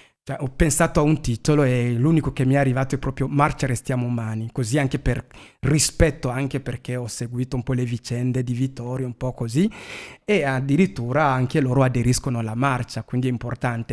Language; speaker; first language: Italian; non-native, fluent; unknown